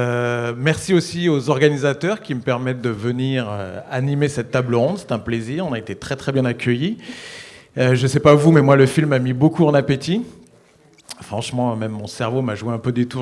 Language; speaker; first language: French; native; French